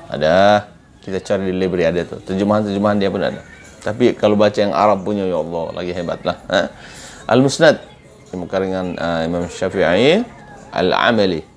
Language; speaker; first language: Malay; native; Malay